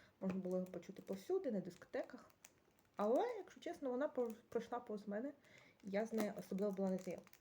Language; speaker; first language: Ukrainian; native; Ukrainian